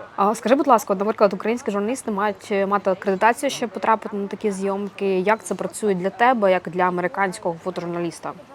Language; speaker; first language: Ukrainian; native; Ukrainian